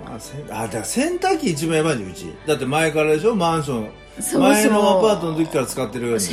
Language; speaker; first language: Japanese; native; Japanese